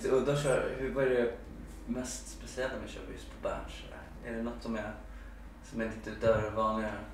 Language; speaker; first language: Swedish; native; Swedish